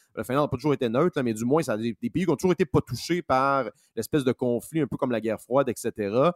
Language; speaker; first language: French; native; French